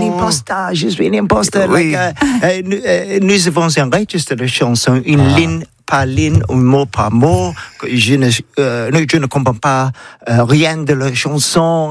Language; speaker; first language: French; non-native, learner; English